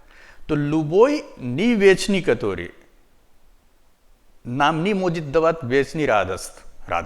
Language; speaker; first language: Russian; non-native, learner; Hindi